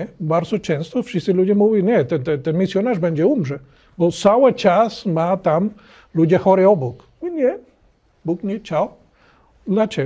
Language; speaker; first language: Polish; non-native, learner; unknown